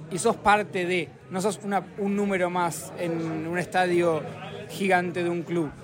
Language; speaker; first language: Spanish; native; Spanish